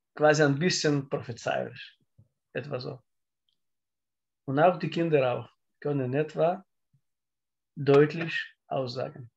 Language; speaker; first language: German; non-native, learner; Russian